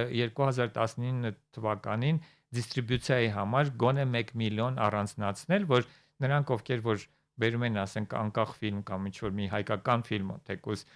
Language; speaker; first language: Armenian; native; Armenian